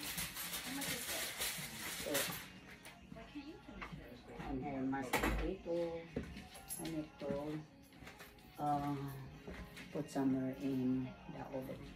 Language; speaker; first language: English; non-native, learner; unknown